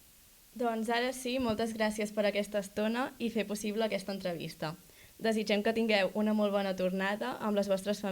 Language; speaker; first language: Catalan; native; Catalan